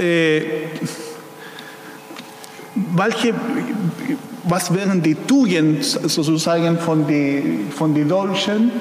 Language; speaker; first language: German; non-native, fluent; Spanish